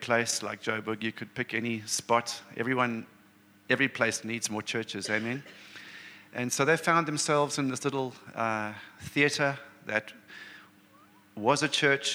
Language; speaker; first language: English; native; English